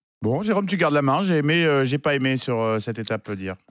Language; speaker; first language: French; native; French